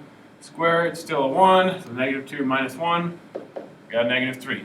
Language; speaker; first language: English; native; English